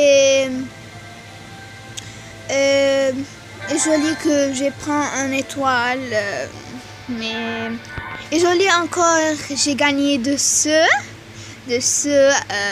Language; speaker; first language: French; non-native, learner; Arabic